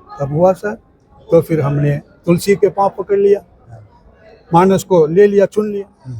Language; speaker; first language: Hindi; non-native, local second language; Tamil